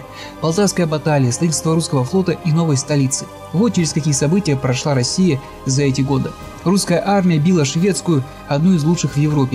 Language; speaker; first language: Russian; native; Russian